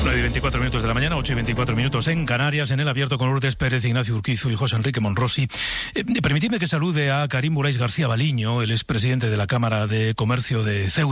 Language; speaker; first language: Spanish; native; Spanish